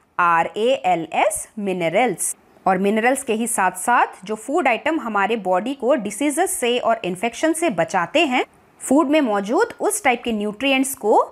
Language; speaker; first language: Hindi; non-native, local second language; Bangla